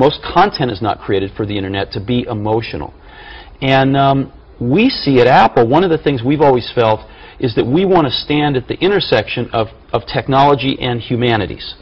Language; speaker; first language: English; native; English